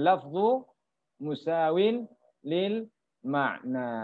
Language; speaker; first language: Arabic; non-native, fluent; Indonesian